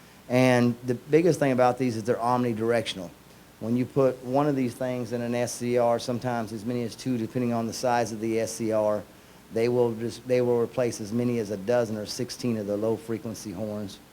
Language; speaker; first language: English; native; English